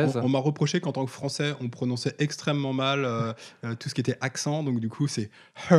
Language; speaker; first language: French; native; French